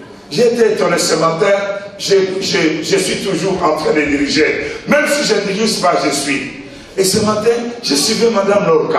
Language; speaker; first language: French; non-native, local second language; Lingala